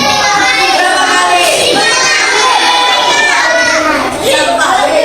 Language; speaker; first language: Indonesian; native; Indonesian